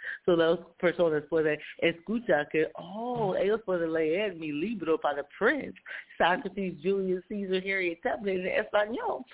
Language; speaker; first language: Spanish; non-native, learner; English